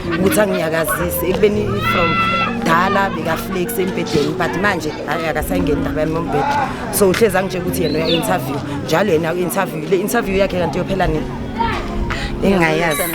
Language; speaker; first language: Zulu; native; Zulu